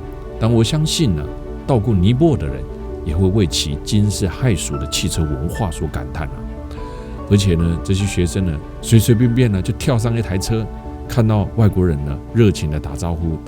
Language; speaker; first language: Chinese; native; Chinese